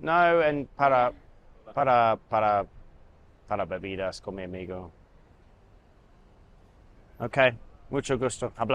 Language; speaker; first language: Spanish; non-native, learner; English